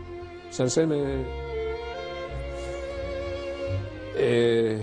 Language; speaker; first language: Basque; non-native, local second language; Spanish